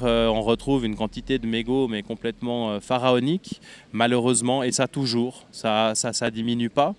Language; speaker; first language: French; native; French